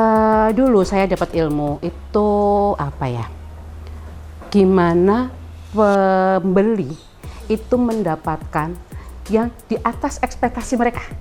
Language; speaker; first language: Indonesian; native; Indonesian